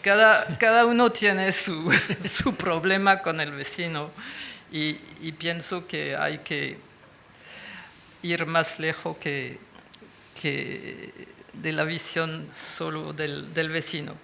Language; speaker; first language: Spanish; non-native, fluent; French